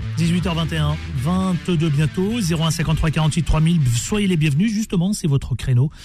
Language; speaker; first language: French; native; French